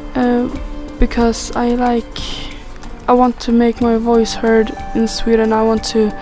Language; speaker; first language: English; non-native, learner; Swedish